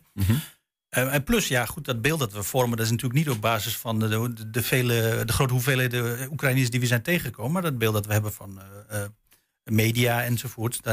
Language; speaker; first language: Dutch; native; Dutch